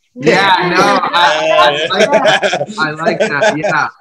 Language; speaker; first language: English; native; English